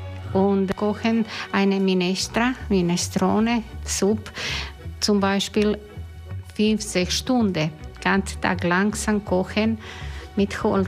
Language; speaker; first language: German; non-native, learner; Croatian